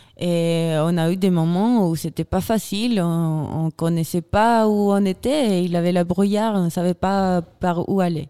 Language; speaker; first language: French; non-native, fluent; Spanish